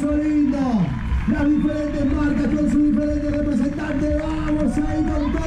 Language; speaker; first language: Spanish; native; Spanish